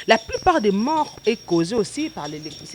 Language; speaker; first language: French; non-native, local second language; Lingala